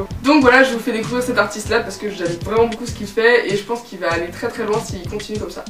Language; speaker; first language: French; native; French